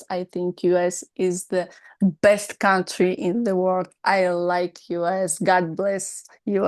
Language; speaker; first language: English; non-native, learner; Russian